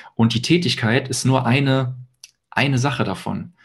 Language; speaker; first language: German; native; German